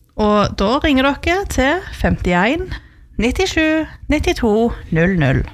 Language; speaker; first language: Norwegian; native; Norwegian